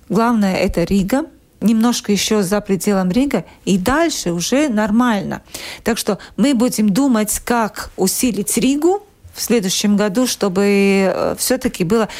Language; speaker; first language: Russian; non-native, local second language; Latvian